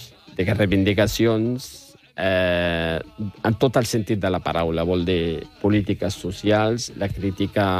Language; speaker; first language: Catalan; non-native, fluent; Riffian